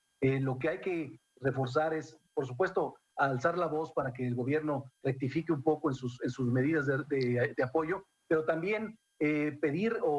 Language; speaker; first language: Spanish; native; Spanish